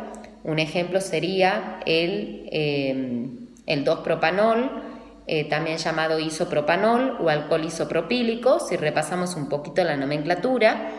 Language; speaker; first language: Spanish; native; Spanish